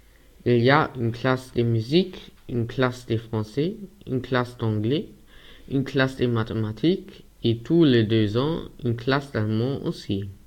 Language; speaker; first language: French; non-native, learner; German